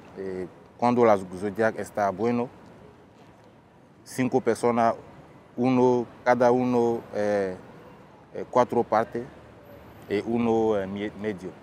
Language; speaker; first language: Spanish; non-native, learner; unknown